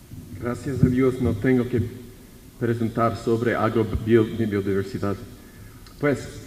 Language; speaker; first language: Spanish; non-native, fluent; English